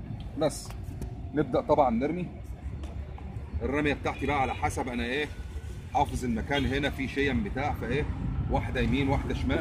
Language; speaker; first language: Arabic; native; Arabic